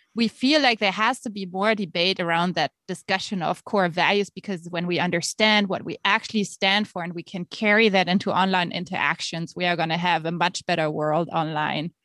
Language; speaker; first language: English; non-native, fluent; German